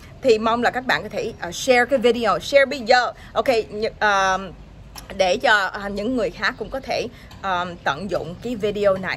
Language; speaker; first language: Vietnamese; early bilingual, heritage; Vietnamese